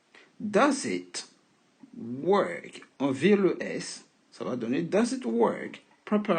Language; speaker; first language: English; non-native, learner; French